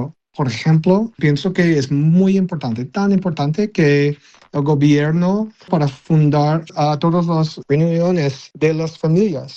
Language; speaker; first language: Spanish; non-native, learner; English